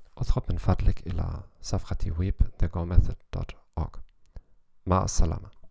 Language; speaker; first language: Arabic; non-native, learner; German